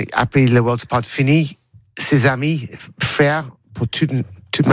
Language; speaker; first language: French; non-native, learner; English